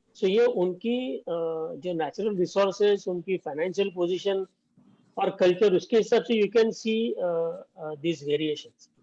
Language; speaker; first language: Hindi; non-native, local second language; Marathi